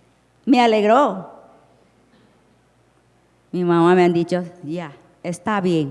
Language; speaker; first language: Spanish; non-native, local second language; Shipibo-Conibo